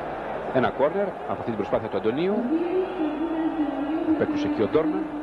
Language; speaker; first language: Greek; native; Greek